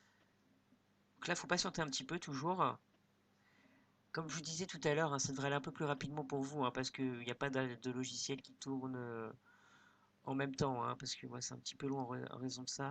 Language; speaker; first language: French; native; French